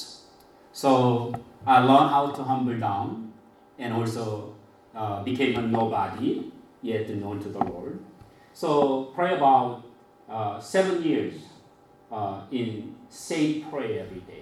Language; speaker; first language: English; non-native, fluent; Korean